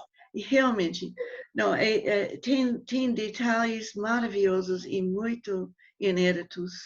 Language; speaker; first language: Portuguese; non-native, fluent; English